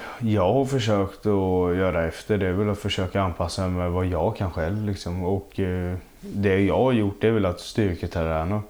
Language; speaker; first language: Swedish; early bilingual, other home language; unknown